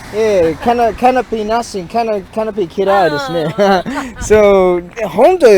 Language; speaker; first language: Japanese; non-native, learner; English